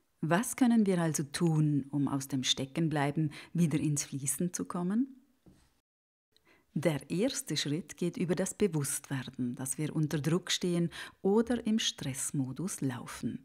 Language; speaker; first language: German; native; German